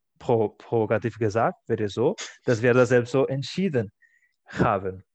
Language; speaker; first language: German; non-native, fluent; Spanish